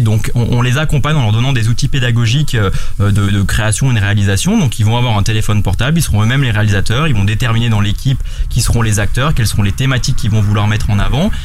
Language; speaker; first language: French; native; French